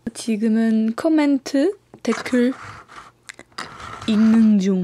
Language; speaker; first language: Korean; non-native, fluent; French